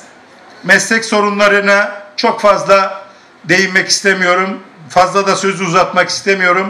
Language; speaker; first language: Turkish; native; Turkish